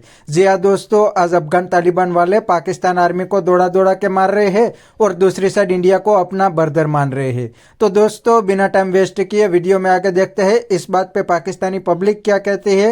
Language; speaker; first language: Hindi; native; Hindi